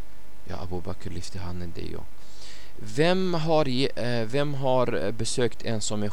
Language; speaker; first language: Swedish; non-native, fluent; Arabic